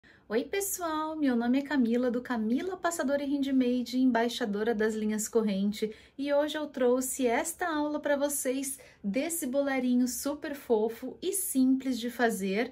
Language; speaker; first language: Portuguese; native; Portuguese